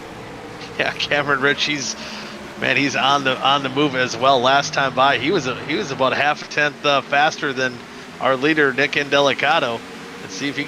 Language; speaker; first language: English; native; English